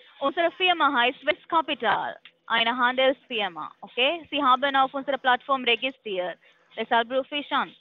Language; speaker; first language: German; non-native, learner; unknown